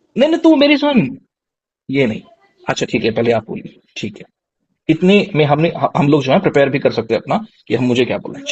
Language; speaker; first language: Hindi; non-native, local second language; Punjabi